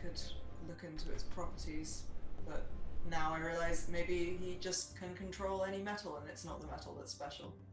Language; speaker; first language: English; native; English